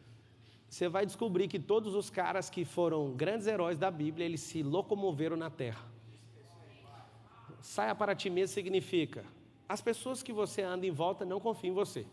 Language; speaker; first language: Portuguese; native; Portuguese